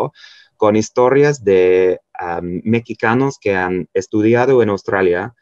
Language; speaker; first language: Spanish; non-native, fluent; English